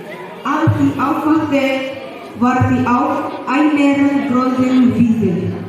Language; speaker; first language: German; non-native, learner; Indonesian